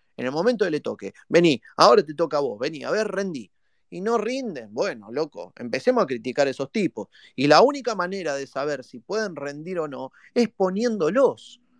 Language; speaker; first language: Spanish; native; Spanish